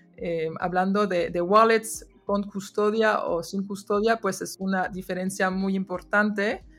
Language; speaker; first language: Spanish; non-native, fluent; French